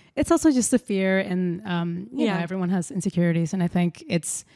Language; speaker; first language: English; non-native, fluent; Spanish